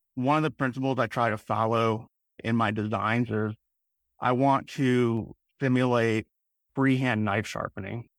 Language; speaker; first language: English; native; English